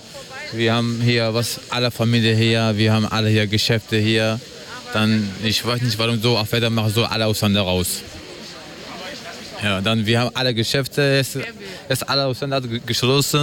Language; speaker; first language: German; non-native, learner; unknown